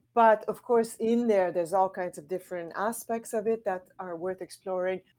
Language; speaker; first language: English; native; English